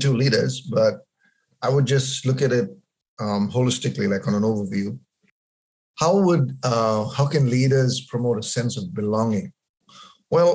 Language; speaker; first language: English; non-native, local second language; Malayalam